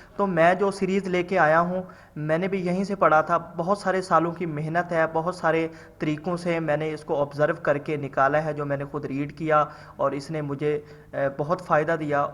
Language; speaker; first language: Urdu; non-native, local second language; Punjabi